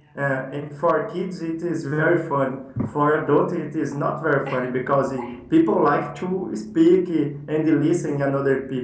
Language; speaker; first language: English; non-native, learner; Portuguese